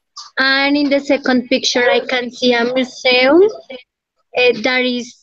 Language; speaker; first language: English; non-native, learner; Spanish